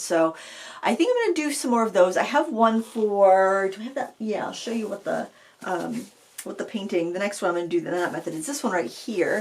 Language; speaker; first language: English; native; English